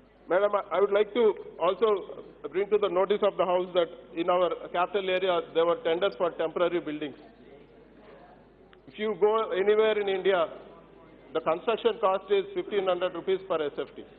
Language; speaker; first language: English; non-native, local second language; Telugu